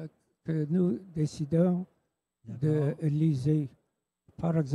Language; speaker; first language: French; non-native, local second language; English